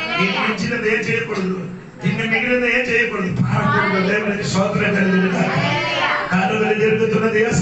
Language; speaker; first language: Telugu; non-native, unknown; Malayalam